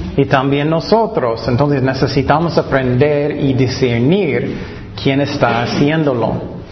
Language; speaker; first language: Spanish; non-native, fluent; English